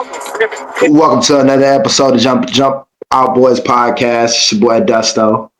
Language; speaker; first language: English; native; English